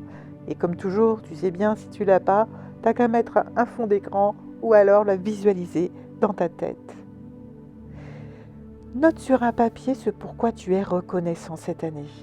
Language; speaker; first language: French; native; French